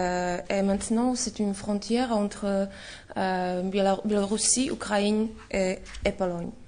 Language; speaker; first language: French; non-native, fluent; Polish